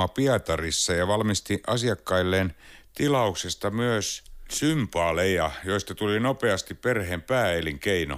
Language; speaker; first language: Finnish; native; Finnish